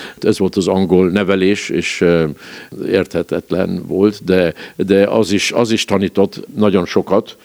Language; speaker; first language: Hungarian; early bilingual, heritage; Hungarian